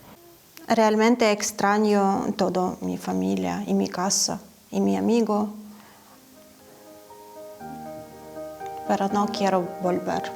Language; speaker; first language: Spanish; non-native, learner; Ukrainian